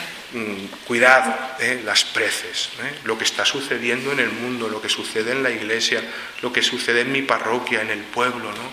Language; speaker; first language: Spanish; native; Spanish